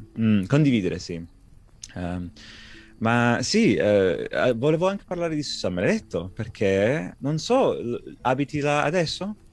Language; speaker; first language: Italian; non-native, learner; English